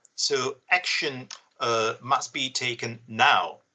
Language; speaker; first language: English; non-native, fluent; Italian